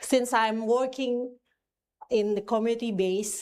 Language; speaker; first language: English; non-native, fluent; Indonesian